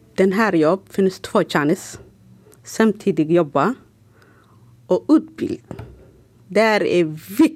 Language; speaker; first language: Swedish; non-native, learner; Somali